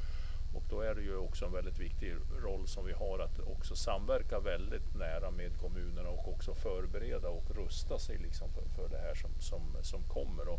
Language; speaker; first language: Swedish; native; Swedish